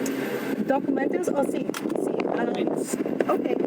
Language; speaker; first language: Spanish; non-native, learner; English